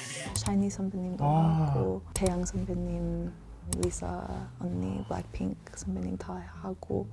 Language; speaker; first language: Korean; non-native, learner; English